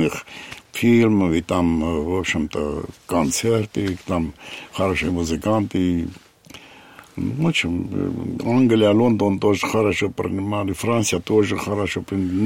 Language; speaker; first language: Russian; non-native, fluent; Armenian